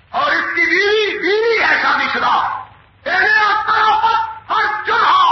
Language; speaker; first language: Urdu; non-native, local second language; Punjabi